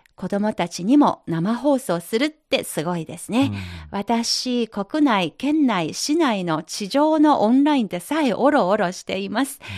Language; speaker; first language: Japanese; non-native, fluent; Chinese